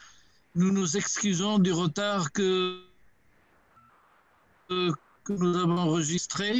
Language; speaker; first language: French; non-native, local second language; Arabic